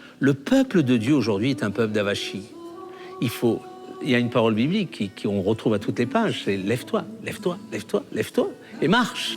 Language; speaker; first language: French; native; French